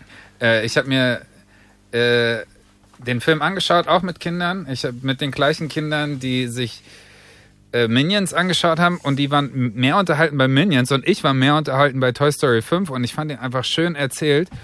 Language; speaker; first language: German; native; German